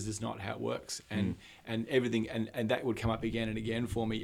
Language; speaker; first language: English; native; English